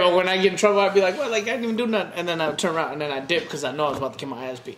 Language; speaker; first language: English; early bilingual, other home language; Spanish